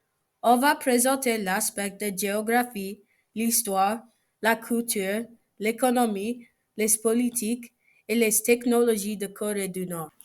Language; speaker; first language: French; non-native, learner; English